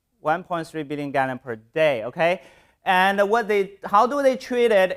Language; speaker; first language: English; non-native, fluent; Chinese